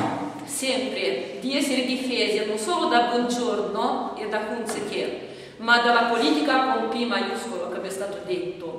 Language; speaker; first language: Italian; non-native, fluent; Romanian